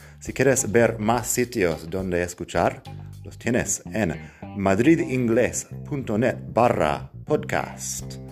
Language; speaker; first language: Spanish; non-native, fluent; English